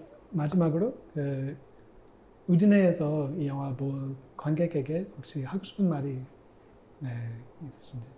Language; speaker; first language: Korean; non-native, fluent; English